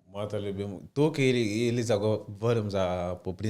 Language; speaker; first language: Bulgarian; non-native, learner; Portuguese